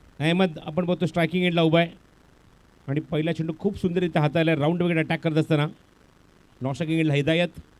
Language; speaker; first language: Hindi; non-native, local second language; Marathi